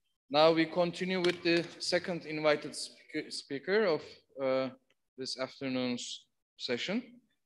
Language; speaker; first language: English; non-native, fluent; Turkish